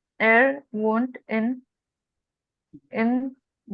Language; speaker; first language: German; non-native, learner; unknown